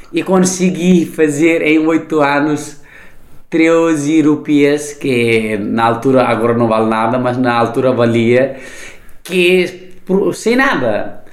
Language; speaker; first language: Portuguese; non-native, fluent; Nepali